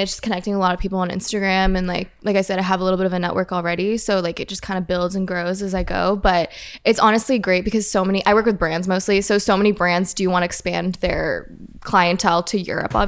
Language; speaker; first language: English; early bilingual, other home language; French